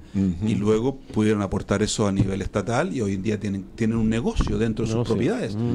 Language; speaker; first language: Spanish; native; Spanish